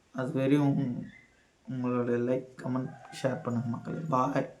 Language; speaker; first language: Tamil; native; Tamil